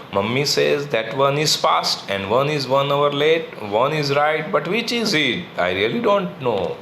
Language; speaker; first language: English; non-native, local second language; Gujarati